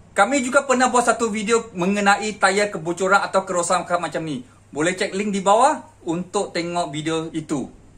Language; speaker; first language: Malay; native; Malay